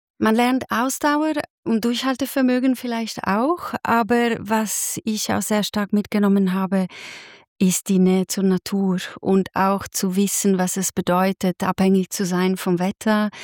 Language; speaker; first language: German; non-native, local second language; Italian